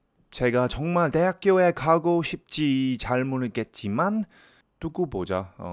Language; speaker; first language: Korean; non-native, learner; English